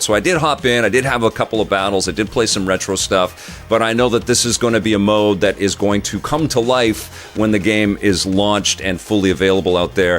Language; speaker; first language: English; native; English